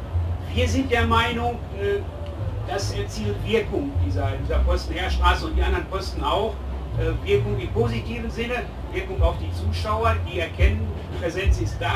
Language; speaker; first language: German; native; German